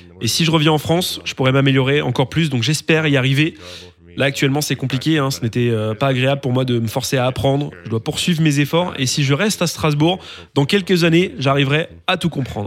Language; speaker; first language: French; non-native, local second language; English